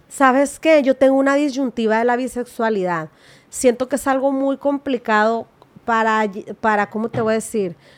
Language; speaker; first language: Spanish; native; Spanish